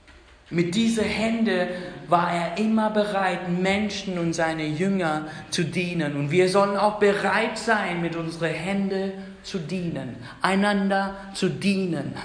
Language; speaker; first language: German; non-native, fluent; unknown